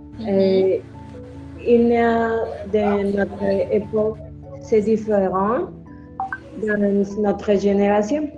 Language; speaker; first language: French; non-native, learner; Spanish